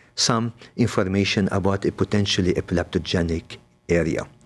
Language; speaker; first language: English; non-native, fluent; Arabic